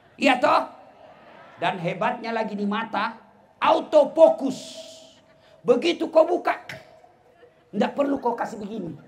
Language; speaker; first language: Indonesian; non-native, local second language; Buginese